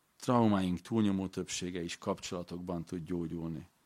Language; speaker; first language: Hungarian; native; Hungarian